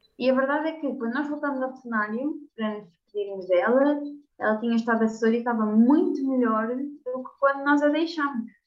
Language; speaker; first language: Portuguese; native; Portuguese